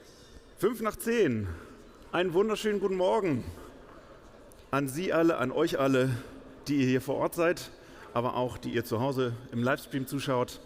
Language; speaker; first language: German; native; German